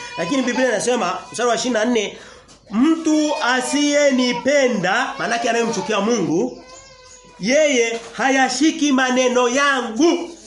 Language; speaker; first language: Swahili; native; Swahili